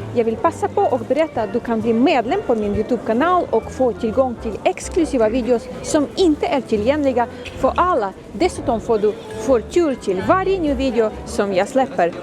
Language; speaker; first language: Swedish; non-native, fluent; Ukrainian